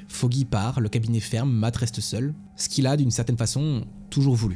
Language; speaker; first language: French; native; French